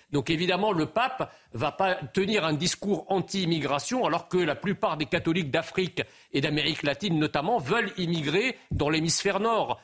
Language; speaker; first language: French; early bilingual, other home language; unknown